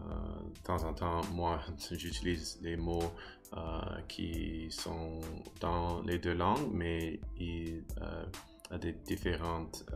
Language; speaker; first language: French; non-native, learner; English